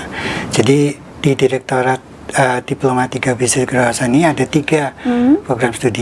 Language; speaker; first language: Indonesian; native; Indonesian